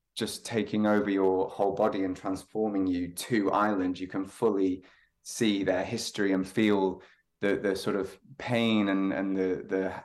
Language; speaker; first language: English; native; English